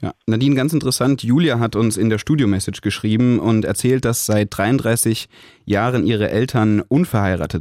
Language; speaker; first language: German; native; German